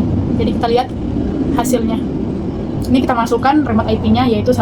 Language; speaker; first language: Indonesian; native; Indonesian